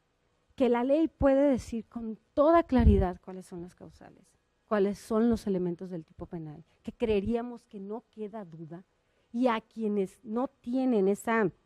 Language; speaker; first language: Spanish; native; Spanish